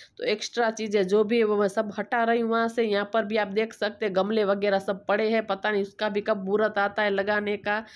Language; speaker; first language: Hindi; non-native, local second language; Gujarati